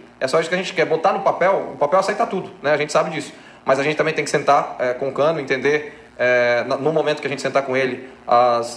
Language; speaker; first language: Portuguese; native; Portuguese